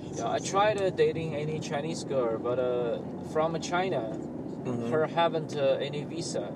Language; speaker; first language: English; non-native, learner; Chinese